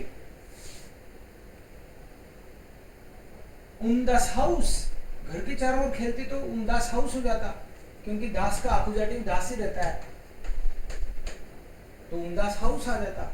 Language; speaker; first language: Hindi; native; Hindi